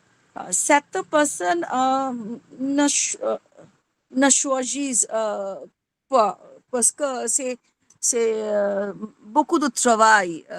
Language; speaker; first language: French; non-native, learner; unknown